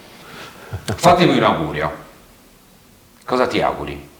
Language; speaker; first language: Italian; native; Italian